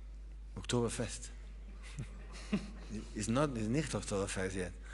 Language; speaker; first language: German; non-native, learner; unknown